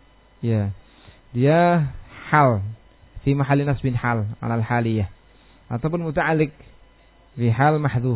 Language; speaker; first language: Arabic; non-native, fluent; Indonesian